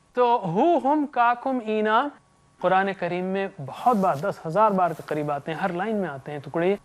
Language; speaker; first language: Urdu; native; Urdu